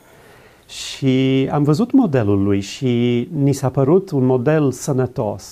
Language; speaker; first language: Romanian; non-native, fluent; English